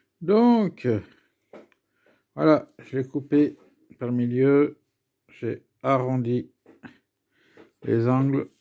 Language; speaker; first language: French; native; French